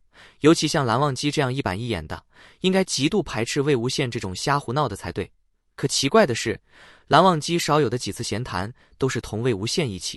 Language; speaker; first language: Chinese; native; Chinese